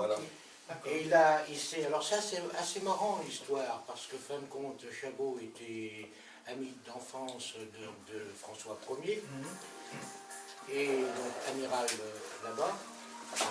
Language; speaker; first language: French; native; French